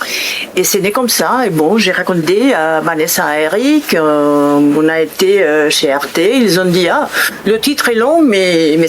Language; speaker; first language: French; non-native, fluent; Spanish